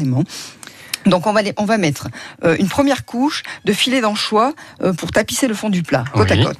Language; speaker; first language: French; native; French